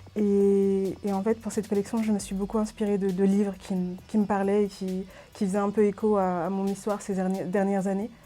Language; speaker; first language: French; early bilingual, other home language; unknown